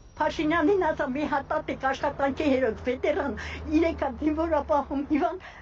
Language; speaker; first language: Armenian; native; Armenian